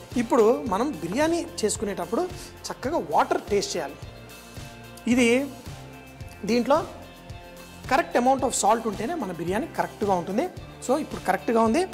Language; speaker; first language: Telugu; native; Telugu